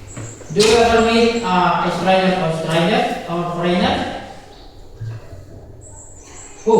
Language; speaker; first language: English; non-native, learner; Indonesian